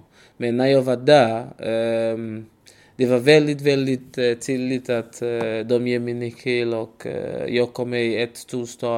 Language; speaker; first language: Swedish; non-native, learner; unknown